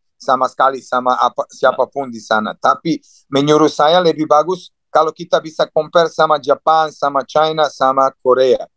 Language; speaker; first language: Indonesian; non-native, fluent; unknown